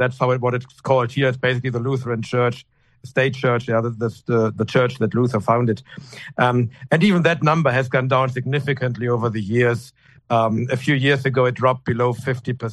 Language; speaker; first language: English; non-native, fluent; German